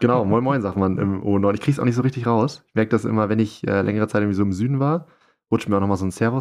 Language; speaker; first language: German; native; German